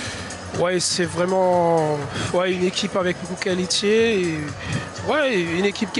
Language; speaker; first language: French; non-native, fluent; Danish